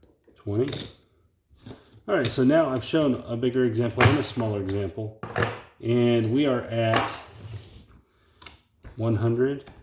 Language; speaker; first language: English; native; English